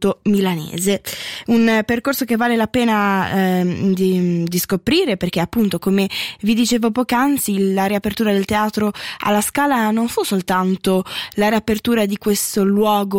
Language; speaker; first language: Italian; native; Italian